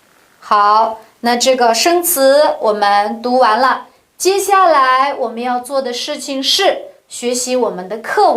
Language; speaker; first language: Chinese; non-native, local second language; Uyghur